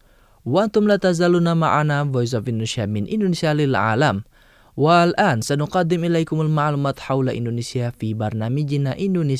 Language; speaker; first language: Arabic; non-native, fluent; Indonesian